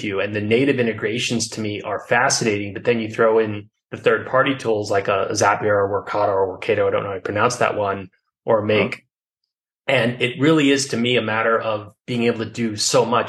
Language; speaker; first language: English; native; English